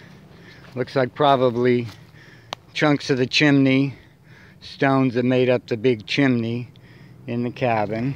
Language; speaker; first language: English; native; English